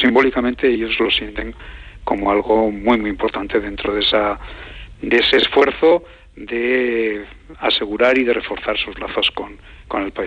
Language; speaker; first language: Spanish; native; Spanish